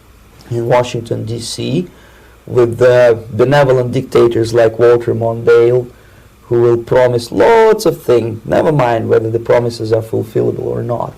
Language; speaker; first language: English; non-native, fluent; Russian